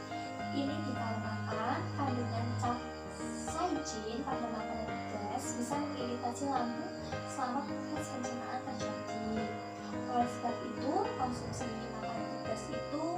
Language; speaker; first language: Indonesian; native; Indonesian